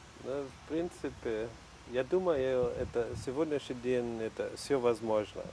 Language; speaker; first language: Russian; non-native, learner; Polish